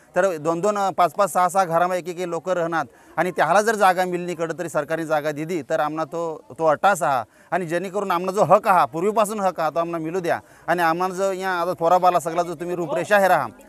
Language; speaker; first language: Marathi; non-native, local second language; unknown